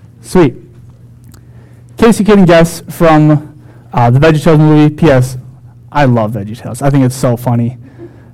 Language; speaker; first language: English; native; English